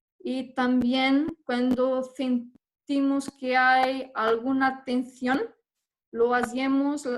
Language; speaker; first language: Spanish; non-native, fluent; Portuguese